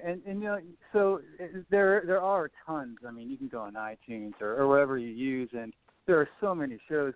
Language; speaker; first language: English; native; English